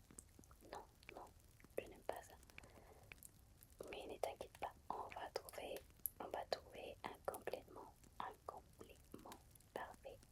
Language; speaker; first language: French; non-native, fluent; Spanish